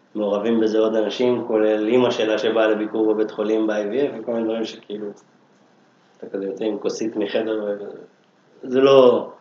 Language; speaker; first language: Hebrew; native; Hebrew